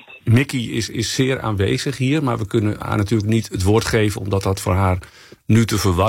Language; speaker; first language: Dutch; native; Dutch